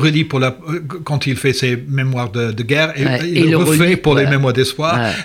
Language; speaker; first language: French; non-native, fluent; English